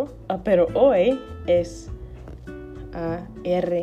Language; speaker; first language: Spanish; non-native, learner; English